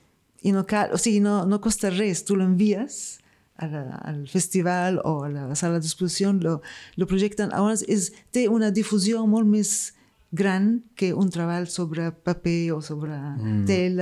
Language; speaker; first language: Catalan; non-native, fluent; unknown